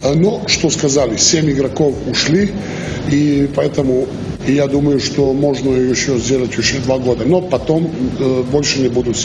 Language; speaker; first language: Russian; non-native, learner; Serbian